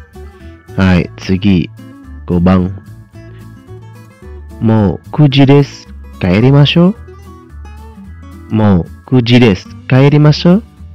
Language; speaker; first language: Japanese; non-native, fluent; Indonesian